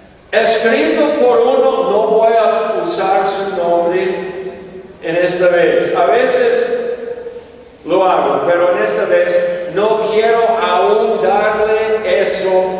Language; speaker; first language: Spanish; non-native, fluent; English